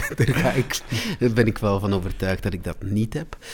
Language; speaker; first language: Dutch; native; Dutch